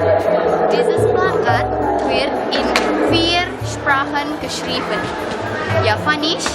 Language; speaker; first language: German; non-native, learner; Indonesian